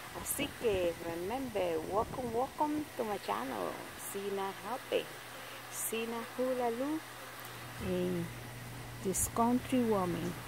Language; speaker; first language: English; non-native, learner; Spanish